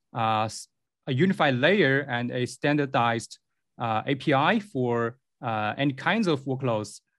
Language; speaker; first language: English; non-native, fluent; Chinese